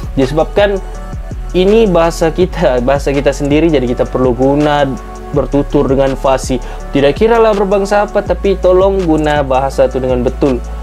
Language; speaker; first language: Malay; native; Malay